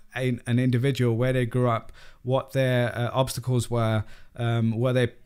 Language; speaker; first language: English; native; English